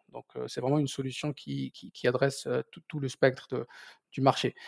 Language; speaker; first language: French; non-native, local second language; Berber languages